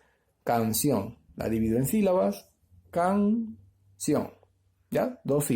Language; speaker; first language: Spanish; native; Spanish